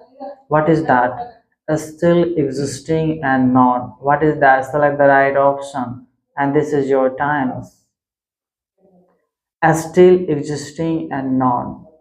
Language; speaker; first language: English; non-native, local second language; Hindi